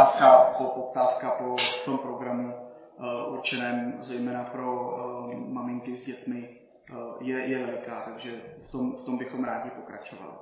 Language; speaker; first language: Czech; native; Czech